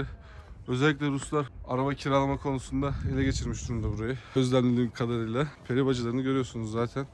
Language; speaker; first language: Turkish; native; Turkish